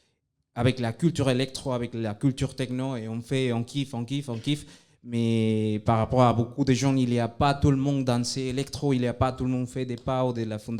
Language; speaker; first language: French; non-native, fluent; Spanish